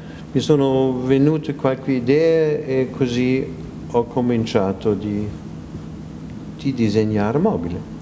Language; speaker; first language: Italian; non-native, fluent; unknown